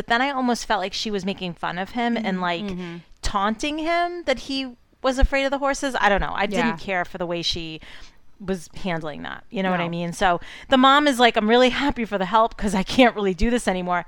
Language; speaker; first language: English; native; English